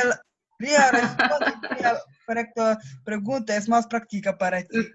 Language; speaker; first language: Spanish; non-native, learner; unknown